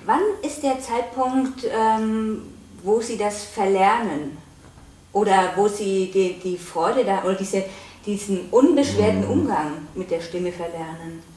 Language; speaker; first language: German; native; German